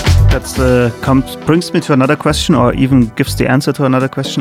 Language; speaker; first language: English; non-native, fluent; German